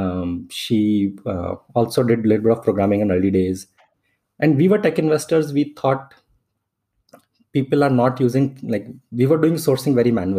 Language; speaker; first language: English; non-native, local second language; Hindi